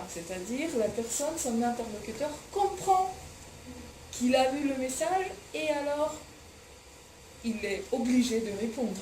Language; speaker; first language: French; non-native, fluent; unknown